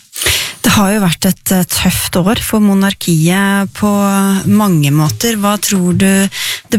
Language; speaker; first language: Norwegian; native; Norwegian